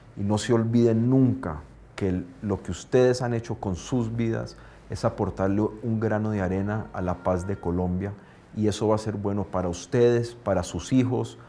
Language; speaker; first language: Spanish; native; Spanish